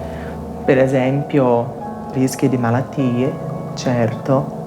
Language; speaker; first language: Italian; non-native, fluent; Portuguese